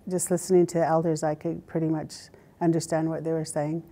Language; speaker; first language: English; native; English